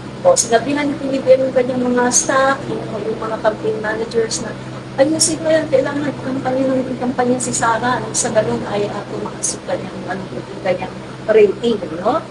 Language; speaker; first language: Filipino; non-native, local second language; Cebuano